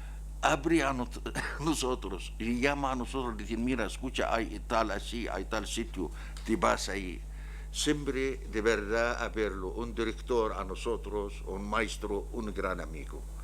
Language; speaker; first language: Spanish; non-native, learner; Arabic